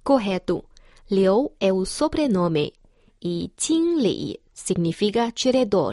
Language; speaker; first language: Portuguese; non-native, fluent; Chinese